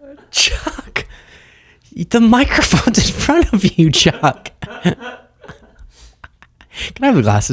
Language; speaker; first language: English; native; English